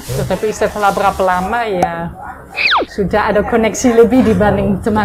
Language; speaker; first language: Indonesian; non-native, fluent; Dutch